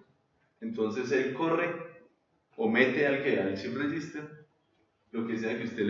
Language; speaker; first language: Spanish; native; Spanish